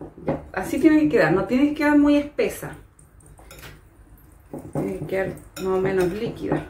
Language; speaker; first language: Spanish; native; Spanish